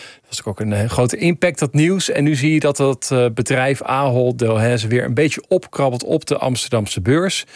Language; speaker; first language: Dutch; native; Dutch